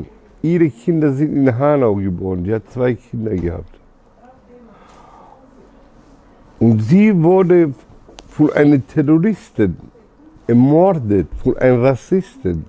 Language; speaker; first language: German; early bilingual, other home language; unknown